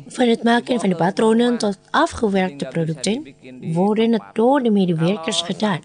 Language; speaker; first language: Dutch; non-native, fluent; Indonesian